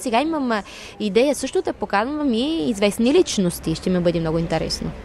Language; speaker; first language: Bulgarian; native; Bulgarian